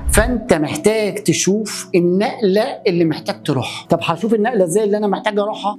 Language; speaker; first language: Arabic; native; Arabic